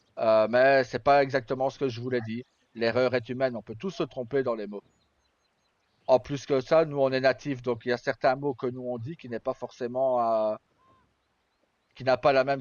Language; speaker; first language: French; native; French